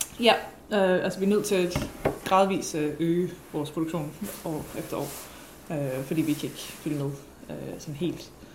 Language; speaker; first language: Danish; non-native, fluent; English